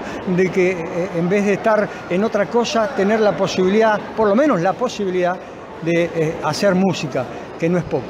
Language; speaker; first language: Spanish; native; Spanish